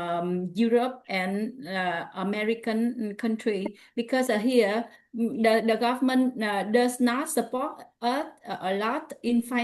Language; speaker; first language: English; non-native, learner; Vietnamese